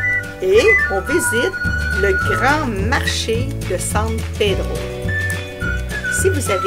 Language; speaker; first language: French; native; French